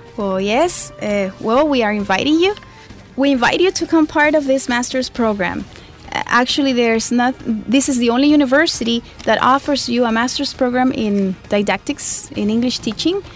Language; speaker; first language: English; non-native, fluent; Spanish